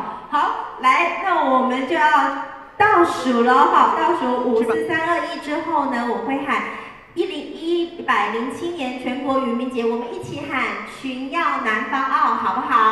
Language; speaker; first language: Chinese; native; Chinese